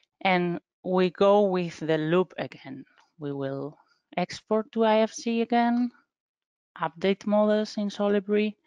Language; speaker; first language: English; non-native, fluent; Spanish